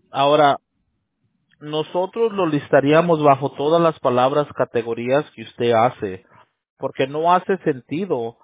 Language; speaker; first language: Spanish; early bilingual, heritage; Spanish